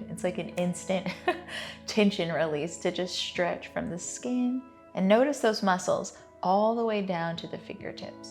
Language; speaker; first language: English; native; English